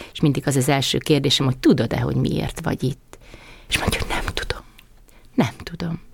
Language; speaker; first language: Hungarian; native; Hungarian